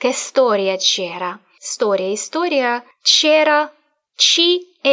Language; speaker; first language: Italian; non-native, fluent; Russian